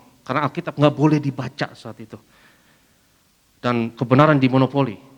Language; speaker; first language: Indonesian; native; Indonesian